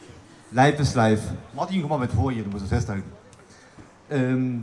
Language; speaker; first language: German; native; German